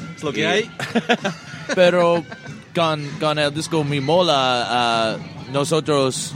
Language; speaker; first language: Spanish; non-native, learner; English